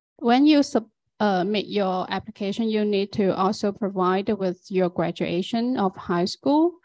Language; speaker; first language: English; non-native, fluent; Chinese